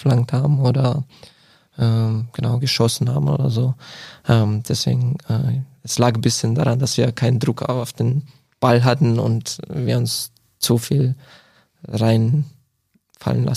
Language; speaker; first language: German; non-native, fluent; Croatian